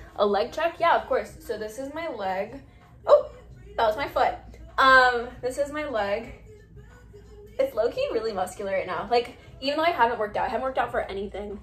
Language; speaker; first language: English; early bilingual, other home language; Spanish